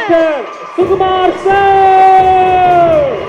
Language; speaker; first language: Tamil; native; Tamil